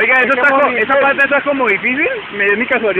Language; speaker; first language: Spanish; native; Spanish